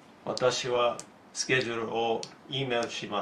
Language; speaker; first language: Japanese; non-native, learner; English